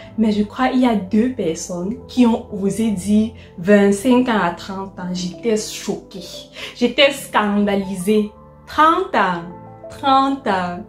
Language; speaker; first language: French; native; French